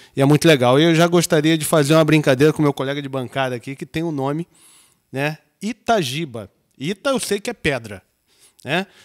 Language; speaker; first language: Portuguese; native; Portuguese